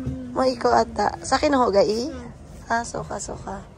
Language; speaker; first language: Japanese; non-native, fluent; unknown